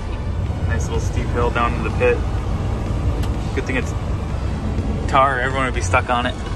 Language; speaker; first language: English; native; English